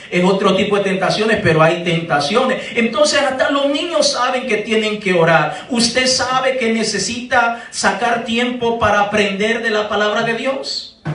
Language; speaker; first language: Spanish; native; Spanish